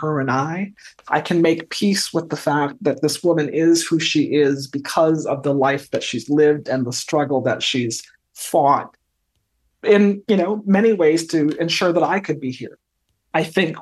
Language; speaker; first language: English; native; English